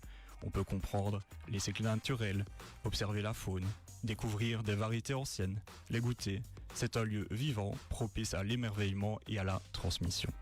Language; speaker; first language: French; native; French